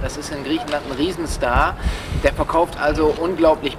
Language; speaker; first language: German; native; German